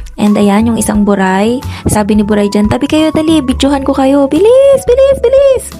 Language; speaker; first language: Filipino; native; Filipino